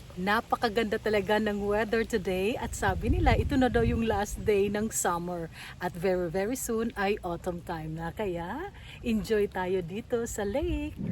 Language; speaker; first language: Filipino; native; Filipino